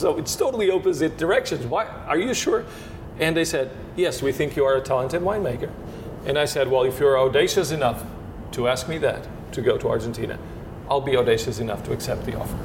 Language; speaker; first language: English; non-native, fluent; Portuguese